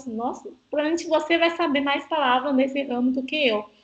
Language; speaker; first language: Portuguese; non-native, fluent; Chinese